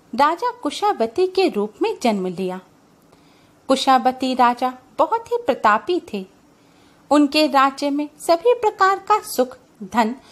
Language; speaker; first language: Hindi; native; Hindi